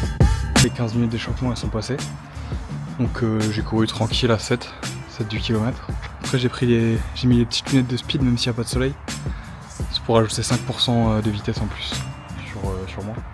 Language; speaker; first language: French; native; French